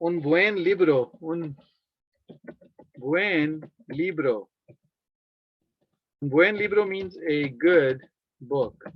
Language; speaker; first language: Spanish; non-native, fluent; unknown